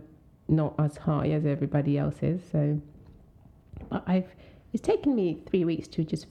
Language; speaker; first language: English; non-native, local second language; Swahili